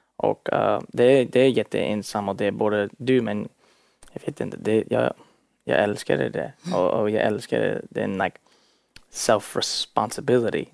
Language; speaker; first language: Swedish; early bilingual, heritage; Swedish